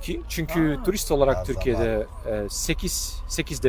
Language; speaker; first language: Turkish; non-native, fluent; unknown